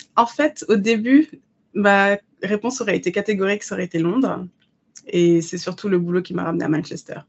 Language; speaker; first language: French; native; French